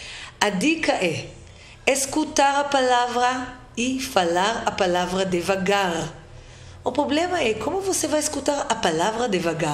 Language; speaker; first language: Portuguese; non-native, fluent; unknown